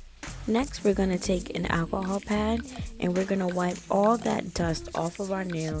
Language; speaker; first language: English; native; English